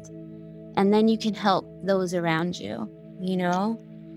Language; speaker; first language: English; native; English